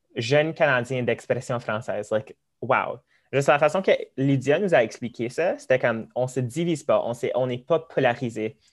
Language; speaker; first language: French; early bilingual, other home language; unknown